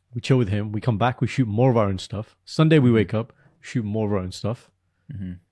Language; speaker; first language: English; early bilingual, other home language; Punjabi